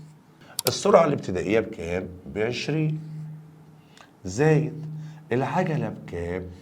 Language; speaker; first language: Arabic; native; Arabic